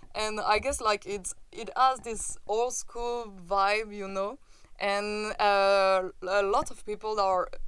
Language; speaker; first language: English; non-native, fluent; French